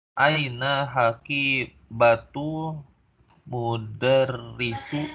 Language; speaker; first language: Arabic; non-native, learner; Indonesian